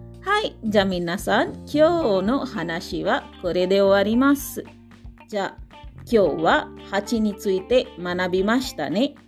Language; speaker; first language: Japanese; non-native, learner; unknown